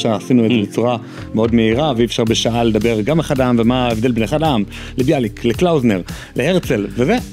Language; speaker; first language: Hebrew; native; Hebrew